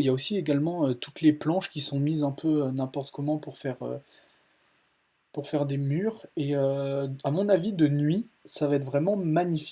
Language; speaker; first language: French; native; French